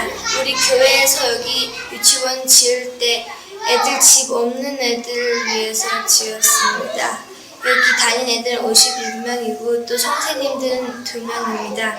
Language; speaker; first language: Korean; early bilingual, heritage; Korean